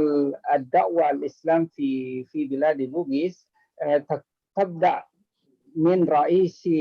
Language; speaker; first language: Arabic; non-native, fluent; Indonesian